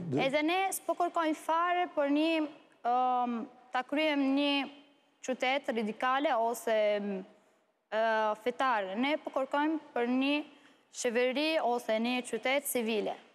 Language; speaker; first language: Albanian; non-native, learner; Arabic